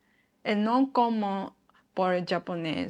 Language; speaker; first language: Portuguese; non-native, learner; Japanese